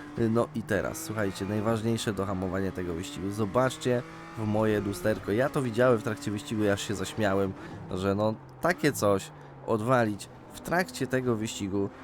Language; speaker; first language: Polish; native; Polish